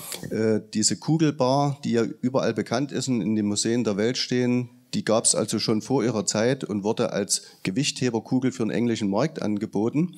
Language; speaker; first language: German; native; German